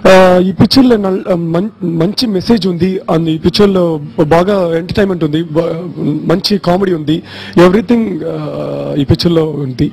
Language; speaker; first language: Telugu; non-native, learner; Tamil